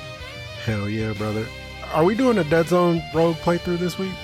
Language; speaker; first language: English; native; English